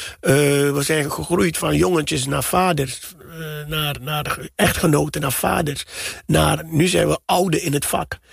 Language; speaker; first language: Dutch; native; Dutch